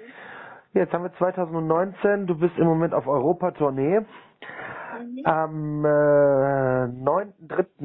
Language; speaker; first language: German; native; German